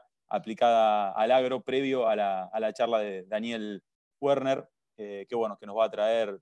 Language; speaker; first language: Spanish; native; Spanish